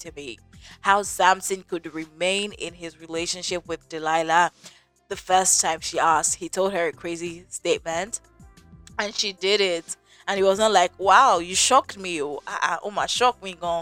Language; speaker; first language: English; non-native, local second language; Yoruba